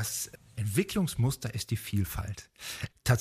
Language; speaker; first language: German; native; German